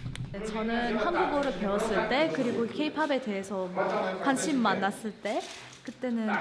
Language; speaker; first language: Korean; non-native, fluent; Russian